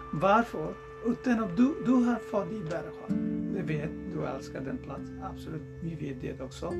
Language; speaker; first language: Swedish; non-native, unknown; Nepali